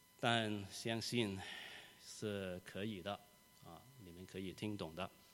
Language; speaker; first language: Chinese; non-native, local second language; Cantonese